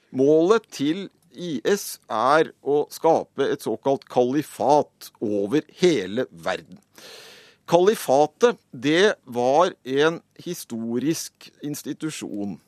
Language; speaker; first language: Norwegian; native; Norwegian